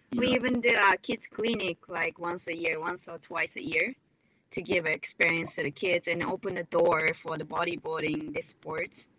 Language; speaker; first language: English; non-native, learner; Japanese